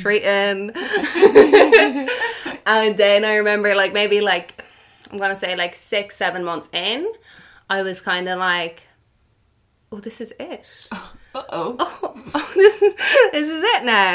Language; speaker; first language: English; non-native, local second language; Irish